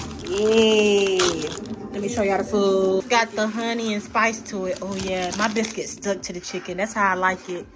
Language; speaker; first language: English; native; English